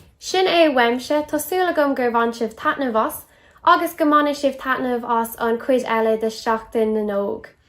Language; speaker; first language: Irish; non-native, local second language; English